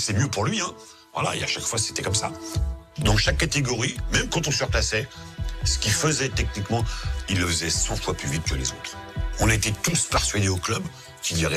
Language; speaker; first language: French; native; French